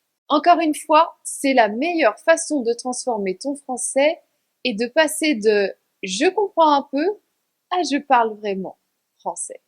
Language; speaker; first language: French; native; French